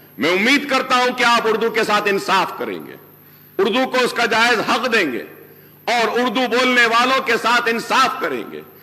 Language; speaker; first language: Urdu; native; Urdu